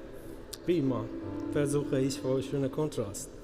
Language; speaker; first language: German; non-native, learner; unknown